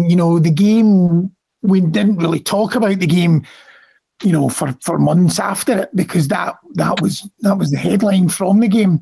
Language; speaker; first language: English; native; English